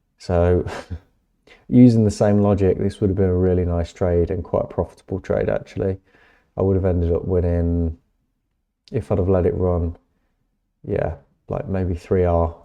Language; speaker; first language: English; native; English